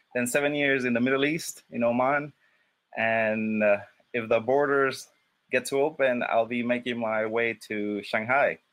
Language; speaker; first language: English; non-native, fluent; Spanish